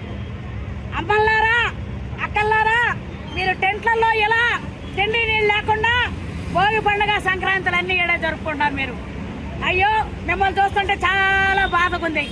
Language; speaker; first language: Telugu; native; Telugu